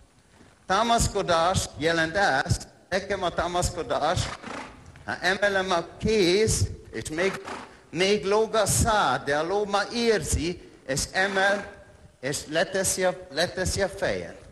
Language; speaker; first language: Hungarian; non-native, learner; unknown